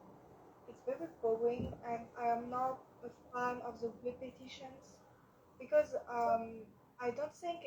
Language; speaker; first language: English; non-native, learner; French